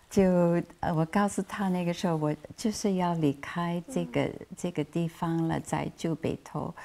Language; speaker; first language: Chinese; non-native, fluent; English